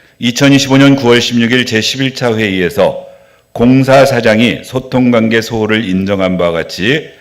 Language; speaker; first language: Korean; native; Korean